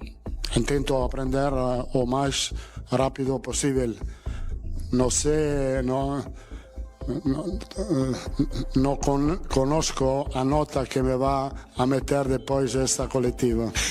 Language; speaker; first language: Portuguese; non-native, learner; Italian